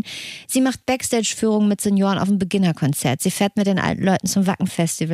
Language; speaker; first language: German; native; German